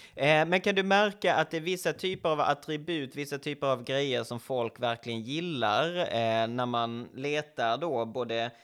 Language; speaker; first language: Swedish; native; Swedish